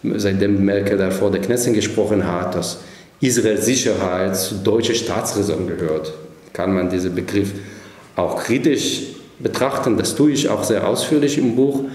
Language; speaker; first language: German; non-native, fluent; Hebrew